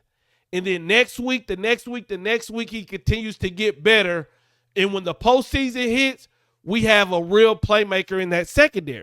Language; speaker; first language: English; native; English